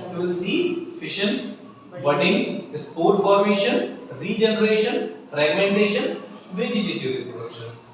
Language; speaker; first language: Hindi; native; Hindi